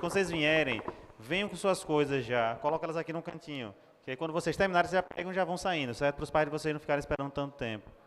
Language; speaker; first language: Portuguese; native; Portuguese